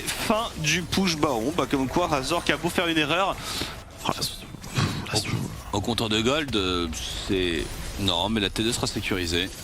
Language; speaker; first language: French; native; French